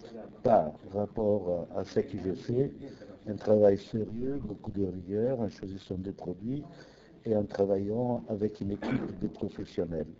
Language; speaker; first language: French; non-native, fluent; Italian